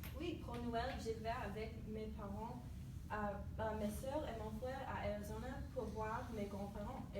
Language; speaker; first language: French; non-native, learner; English